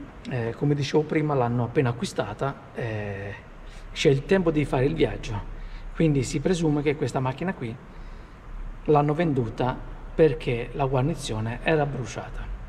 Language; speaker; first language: Italian; native; Italian